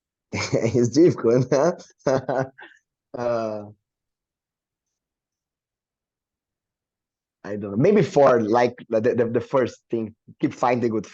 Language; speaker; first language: English; non-native, learner; Portuguese